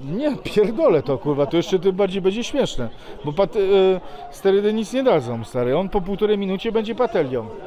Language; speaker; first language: Polish; non-native, fluent; Serbian